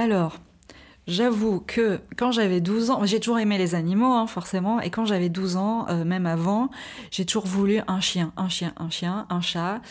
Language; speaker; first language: French; native; French